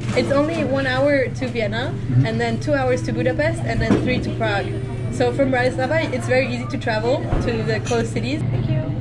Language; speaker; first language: English; non-native, fluent; Slovak